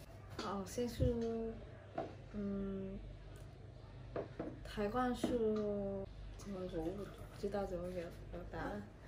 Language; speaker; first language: Chinese; non-native, learner; Vietnamese